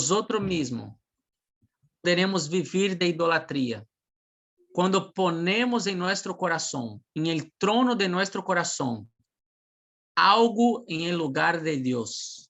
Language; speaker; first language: Spanish; non-native, fluent; Portuguese